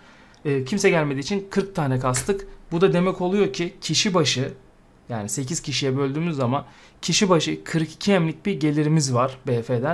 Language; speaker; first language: Turkish; native; Turkish